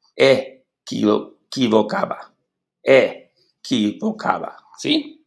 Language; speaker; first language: Spanish; non-native, learner; English